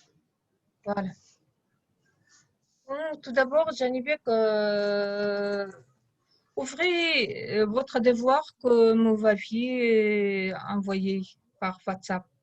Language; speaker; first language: French; non-native, fluent; Russian